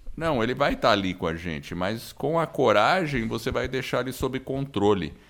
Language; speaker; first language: Portuguese; non-native, fluent; English